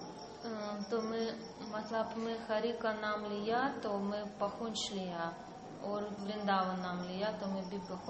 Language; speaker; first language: Hindi; non-native, learner; Russian